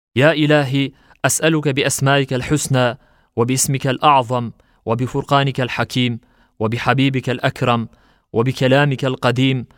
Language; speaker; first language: Arabic; non-native, fluent; Turkish